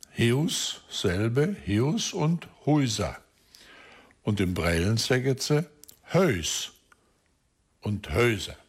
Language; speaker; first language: German; native; German